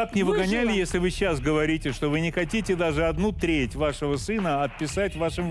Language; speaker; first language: Russian; native; Russian